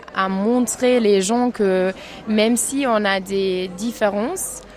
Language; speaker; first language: French; non-native, fluent; German